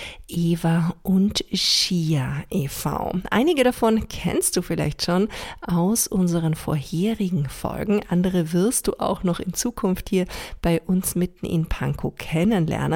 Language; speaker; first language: German; native; German